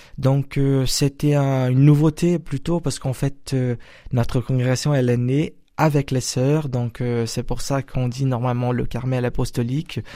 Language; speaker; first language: French; non-native, fluent; Portuguese